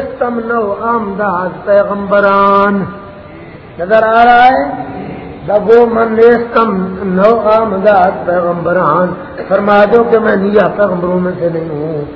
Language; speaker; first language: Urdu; non-native, local second language; Punjabi